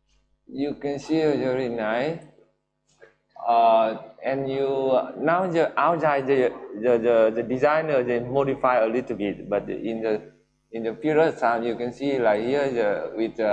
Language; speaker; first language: English; non-native, learner; Vietnamese